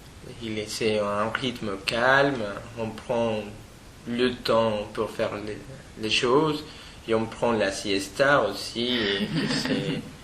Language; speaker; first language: French; non-native, fluent; Spanish